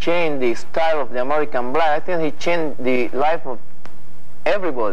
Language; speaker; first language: English; non-native, fluent; Spanish